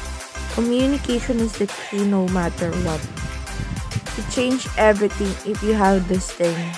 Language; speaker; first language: English; non-native, local second language; Filipino